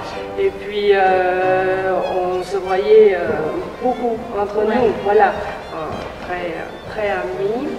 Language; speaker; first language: French; non-native, fluent; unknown